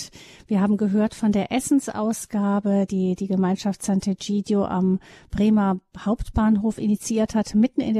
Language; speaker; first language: German; native; German